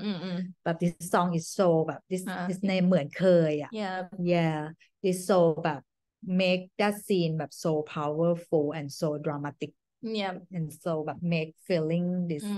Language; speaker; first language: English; non-native, learner; Thai